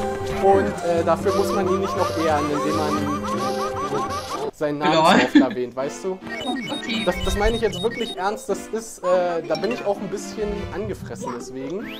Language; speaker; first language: German; native; German